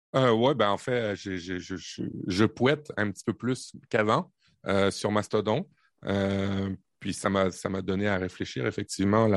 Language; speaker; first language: French; native; French